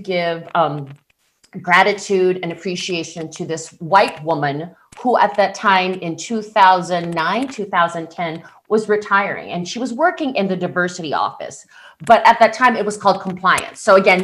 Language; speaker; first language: English; non-native, local second language; Filipino